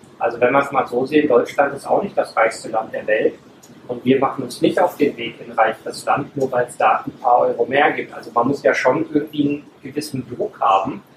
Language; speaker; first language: German; native; German